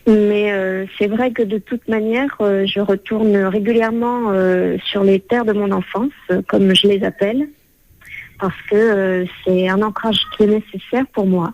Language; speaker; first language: French; native; French